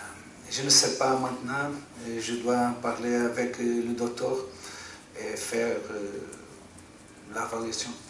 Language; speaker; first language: French; non-native, fluent; Portuguese